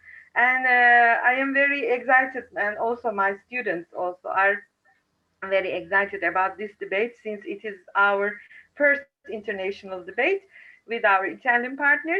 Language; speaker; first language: English; non-native, fluent; Turkish